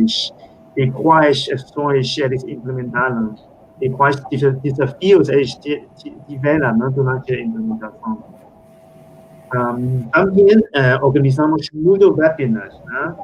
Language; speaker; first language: Portuguese; non-native, fluent; Spanish